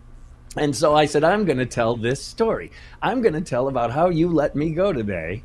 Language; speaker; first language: English; native; English